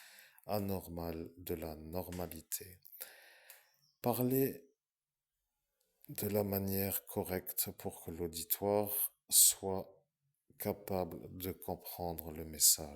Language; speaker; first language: French; native; French